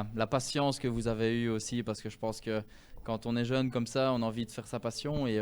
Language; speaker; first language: French; native; French